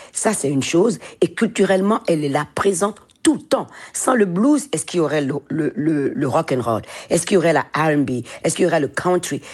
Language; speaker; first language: French; non-native, local second language; Fon